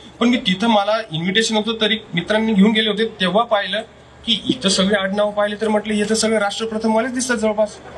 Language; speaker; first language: Marathi; non-native, local second language; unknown